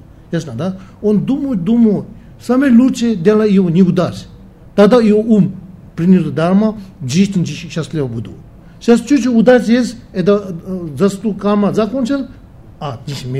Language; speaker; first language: Russian; non-native, learner; Tibetan